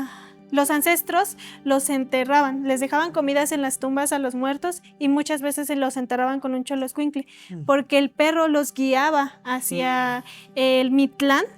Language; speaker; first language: Spanish; native; Spanish